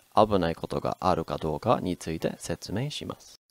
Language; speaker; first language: Japanese; non-native, fluent; English